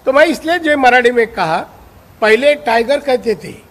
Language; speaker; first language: Hindi; non-native, local second language; Marathi